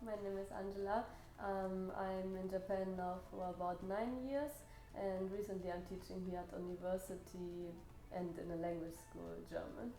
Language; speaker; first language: English; non-native, fluent; German